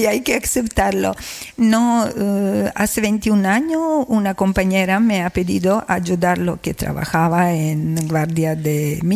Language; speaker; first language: Spanish; non-native, learner; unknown